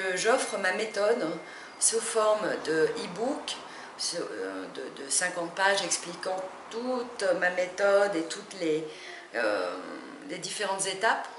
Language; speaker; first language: French; non-native, fluent; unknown